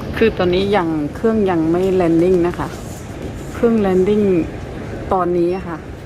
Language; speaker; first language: Thai; non-native, local second language; Khmer